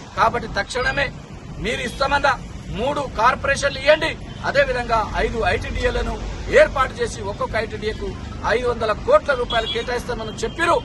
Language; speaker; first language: Telugu; non-native, local second language; Lambadi